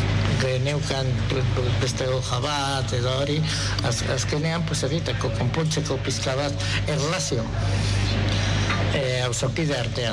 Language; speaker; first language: Basque; non-native, local second language; Spanish